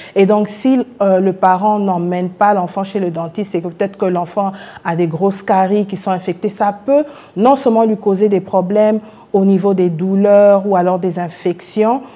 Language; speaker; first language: French; non-native, local second language; Lingala